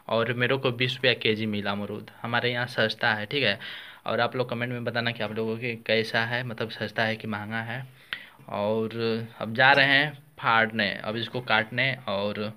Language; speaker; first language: Hindi; native; Hindi